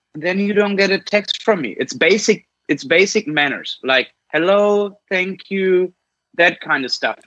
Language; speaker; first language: English; non-native, fluent; German